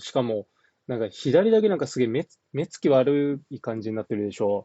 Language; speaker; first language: Japanese; native; Japanese